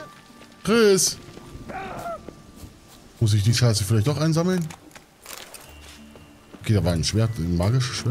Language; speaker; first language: German; native; German